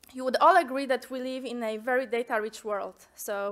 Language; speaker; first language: English; non-native, fluent; Polish